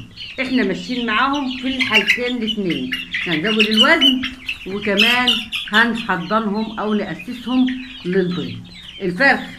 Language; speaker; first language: Arabic; native; Arabic